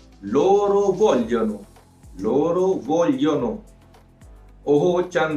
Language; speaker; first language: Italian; non-native, fluent; Punjabi